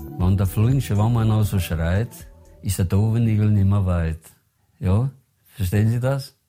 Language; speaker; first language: German; native; German